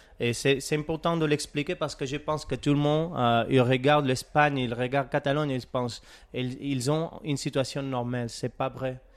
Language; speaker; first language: French; non-native, learner; Catalan